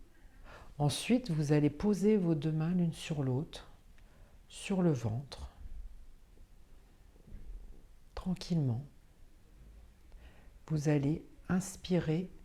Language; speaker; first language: French; native; French